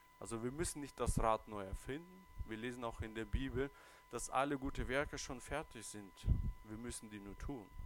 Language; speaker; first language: German; early bilingual, other home language; Russian